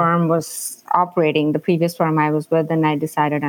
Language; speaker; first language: English; non-native, local second language; Punjabi